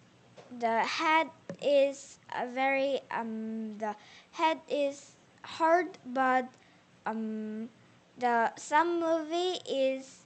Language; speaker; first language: English; non-native, learner; Korean